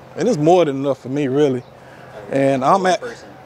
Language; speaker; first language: English; native; English